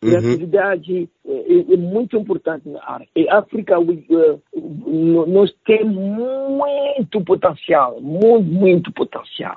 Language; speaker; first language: Portuguese; non-native, learner; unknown